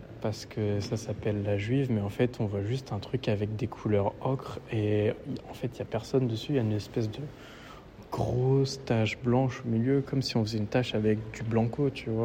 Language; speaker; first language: French; native; French